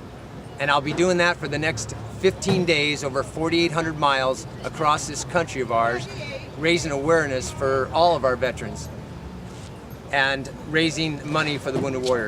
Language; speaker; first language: English; native; English